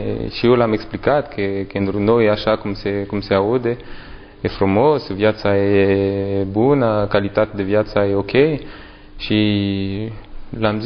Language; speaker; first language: Romanian; non-native, learner; French